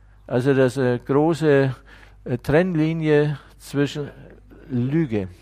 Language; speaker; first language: German; native; German